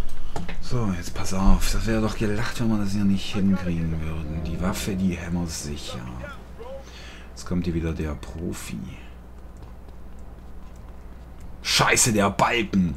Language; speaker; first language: German; native; German